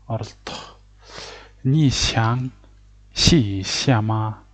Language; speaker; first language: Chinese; non-native, learner; Mongolian